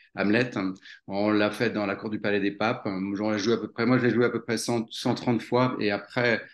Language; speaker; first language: French; native; French